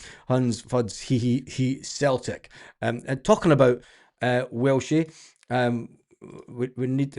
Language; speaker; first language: English; native; English